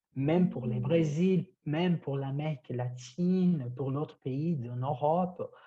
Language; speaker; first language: French; non-native, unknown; Portuguese